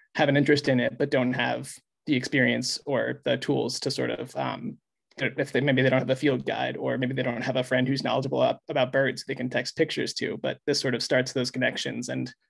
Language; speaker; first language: English; native; English